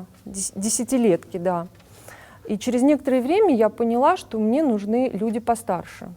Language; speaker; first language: Russian; native; Russian